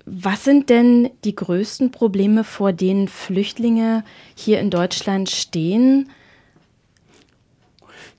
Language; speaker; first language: German; native; German